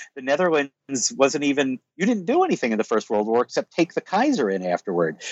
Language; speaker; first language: English; native; English